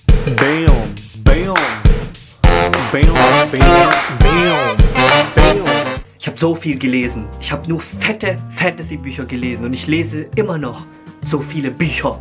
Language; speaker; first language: German; early bilingual, other home language; Filipino